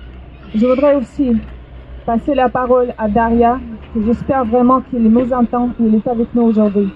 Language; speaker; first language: French; non-native, fluent; Russian